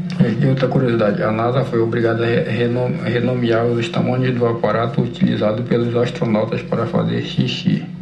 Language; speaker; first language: Portuguese; native; Portuguese